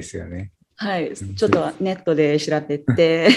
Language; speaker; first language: Japanese; non-native, fluent; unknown